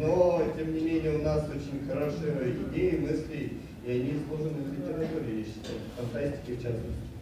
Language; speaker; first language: Russian; native; Russian